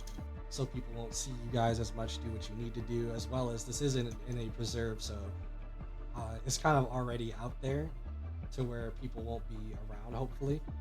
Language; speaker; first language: English; native; English